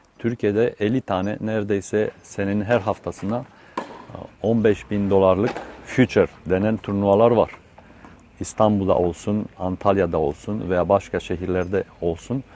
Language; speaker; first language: Turkish; non-native, fluent; Romanian